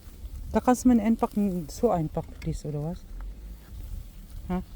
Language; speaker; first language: German; non-native, learner; Filipino